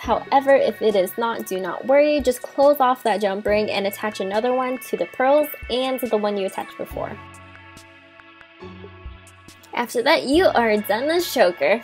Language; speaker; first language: English; native; English